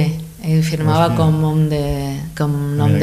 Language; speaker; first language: Catalan; non-native, fluent; Spanish